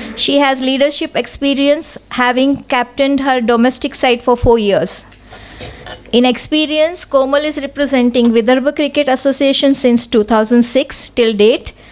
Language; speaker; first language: English; non-native, local second language; Marathi